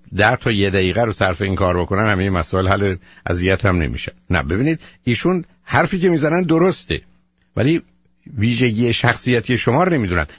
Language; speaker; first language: Persian; native; Persian